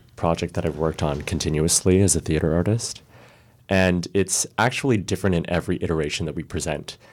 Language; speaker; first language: English; early bilingual, other home language; Cantonese